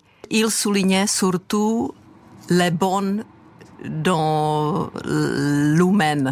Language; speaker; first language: French; non-native, learner; Czech